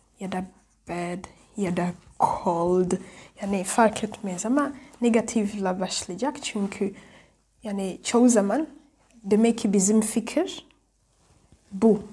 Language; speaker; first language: Turkish; non-native, fluent; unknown